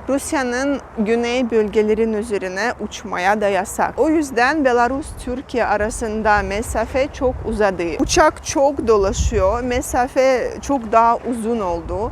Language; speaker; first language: Turkish; non-native, fluent; Russian